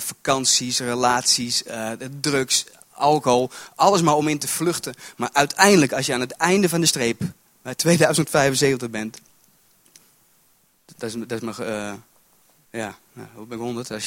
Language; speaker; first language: Dutch; native; Dutch